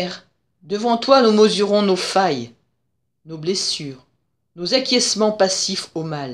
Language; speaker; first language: French; native; French